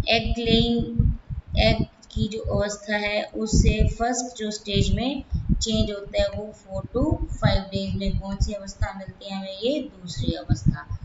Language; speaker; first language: Hindi; native; Hindi